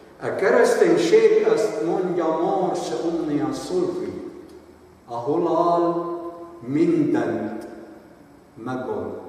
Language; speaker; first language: Hungarian; non-native, fluent; Arabic